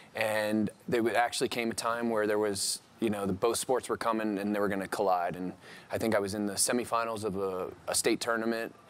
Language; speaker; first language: English; native; English